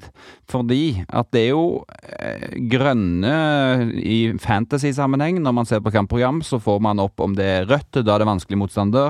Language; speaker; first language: Norwegian; native; Norwegian